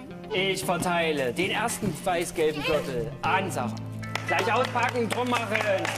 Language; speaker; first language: German; native; German